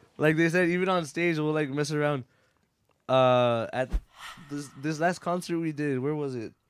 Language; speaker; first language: English; early bilingual, other home language; Spanish